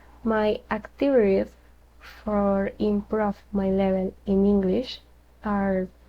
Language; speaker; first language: English; non-native, learner; Spanish